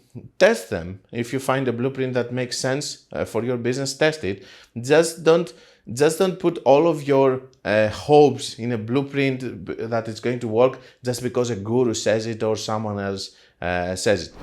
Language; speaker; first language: English; non-native, fluent; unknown